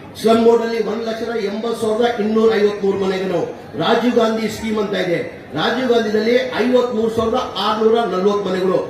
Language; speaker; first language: Kannada; non-native, local second language; Urdu